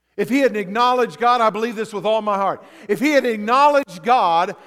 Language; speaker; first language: English; native; English